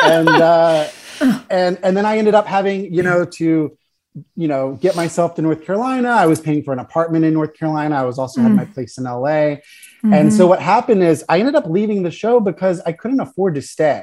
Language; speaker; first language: English; native; English